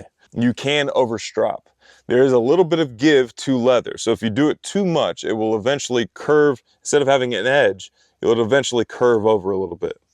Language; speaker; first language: English; native; English